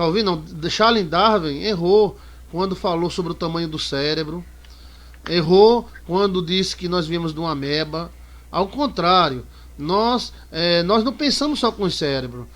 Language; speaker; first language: Portuguese; native; Portuguese